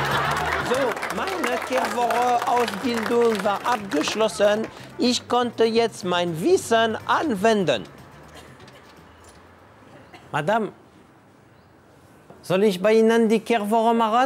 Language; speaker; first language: German; non-native, fluent; French